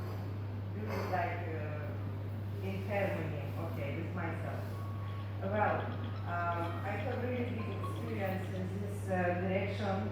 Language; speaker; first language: English; non-native, learner; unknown